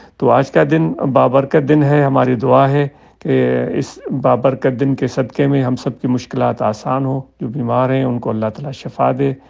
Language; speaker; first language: Urdu; non-native, local second language; Sindhi